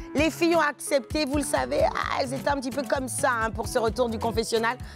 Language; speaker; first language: French; native; French